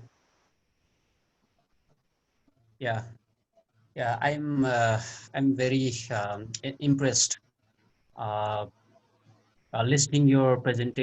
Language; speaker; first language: English; non-native, fluent; Nepali